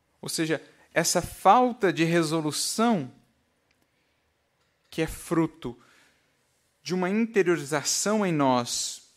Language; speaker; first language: Portuguese; native; Portuguese